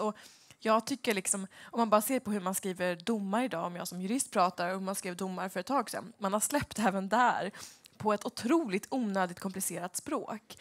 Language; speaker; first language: Swedish; native; Swedish